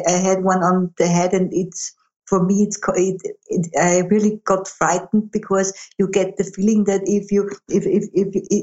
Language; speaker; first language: English; non-native, fluent; German